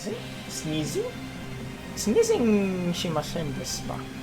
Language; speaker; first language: Japanese; non-native, learner; Filipino